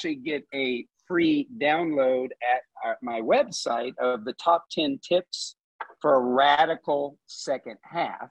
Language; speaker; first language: English; native; English